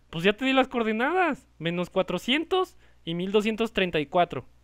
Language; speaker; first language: Spanish; native; Spanish